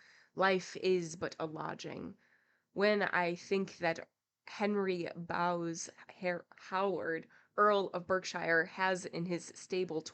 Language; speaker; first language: English; native; English